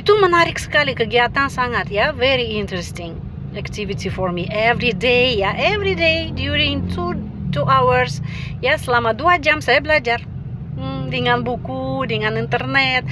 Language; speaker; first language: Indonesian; non-native, fluent; Russian